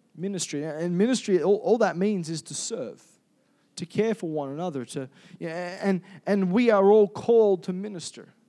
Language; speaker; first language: English; native; English